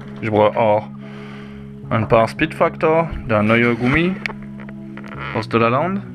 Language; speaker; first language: German; non-native, learner; French